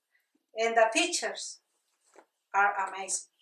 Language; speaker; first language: English; non-native, learner; Spanish